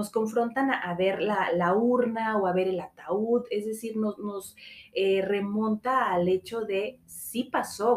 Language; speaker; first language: Spanish; native; Spanish